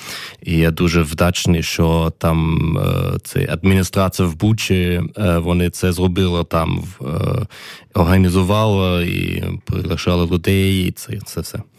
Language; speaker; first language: Ukrainian; non-native, learner; German